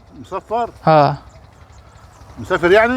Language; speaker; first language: Arabic; native; Arabic